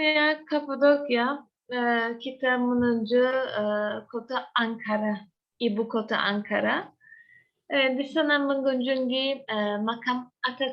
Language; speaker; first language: Indonesian; non-native, learner; Turkish